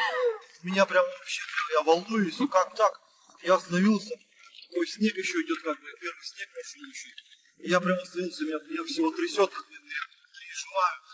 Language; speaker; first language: Russian; native; Russian